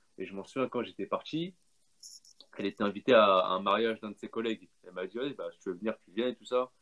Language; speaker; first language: French; native; French